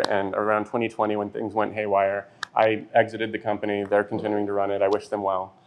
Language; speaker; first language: English; native; English